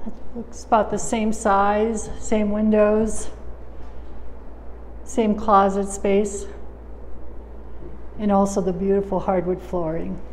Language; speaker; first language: English; native; English